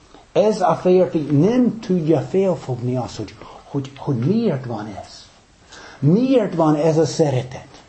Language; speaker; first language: Hungarian; non-native, fluent; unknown